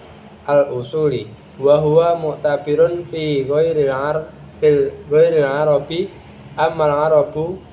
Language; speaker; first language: Arabic; non-native, learner; Indonesian